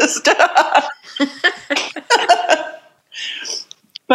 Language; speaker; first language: English; native; English